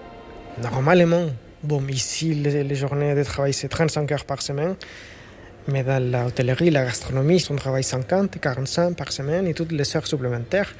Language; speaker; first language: French; non-native, fluent; Spanish